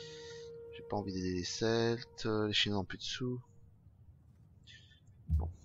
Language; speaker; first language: French; native; French